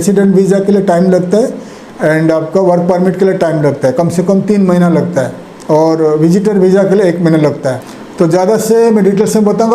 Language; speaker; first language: Hindi; non-native, local second language; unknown